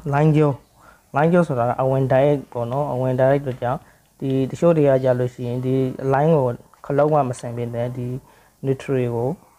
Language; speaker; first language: Burmese; native; Burmese